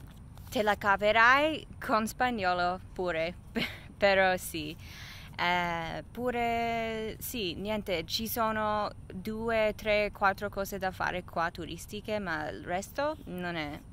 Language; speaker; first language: Italian; non-native, fluent; English